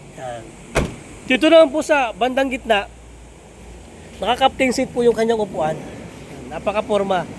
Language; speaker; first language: Filipino; non-native, local second language; Bikol